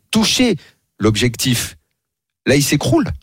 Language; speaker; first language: French; native; French